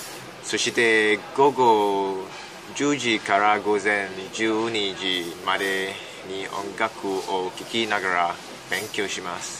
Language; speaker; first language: Japanese; non-native, learner; Cantonese